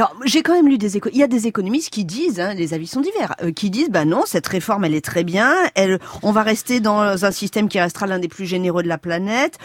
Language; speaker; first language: French; native; French